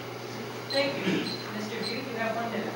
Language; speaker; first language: English; native; English